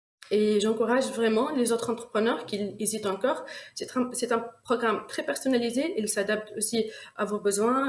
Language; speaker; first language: French; non-native, local second language; Arabic